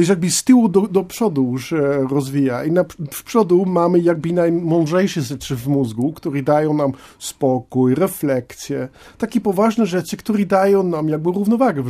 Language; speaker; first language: Polish; non-native, fluent; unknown